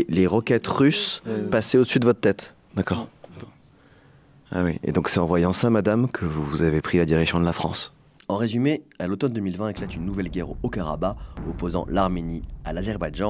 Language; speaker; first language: French; native; French